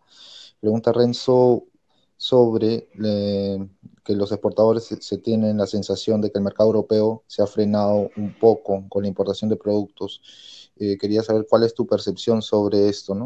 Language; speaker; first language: Spanish; native; Spanish